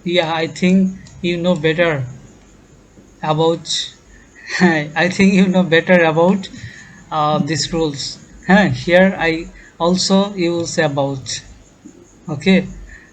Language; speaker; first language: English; non-native, learner; Bangla